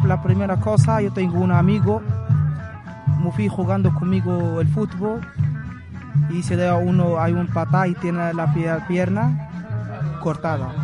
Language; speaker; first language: Spanish; non-native, learner; Arabic